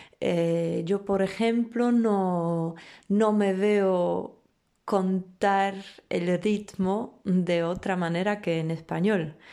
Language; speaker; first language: Spanish; non-native, fluent; Polish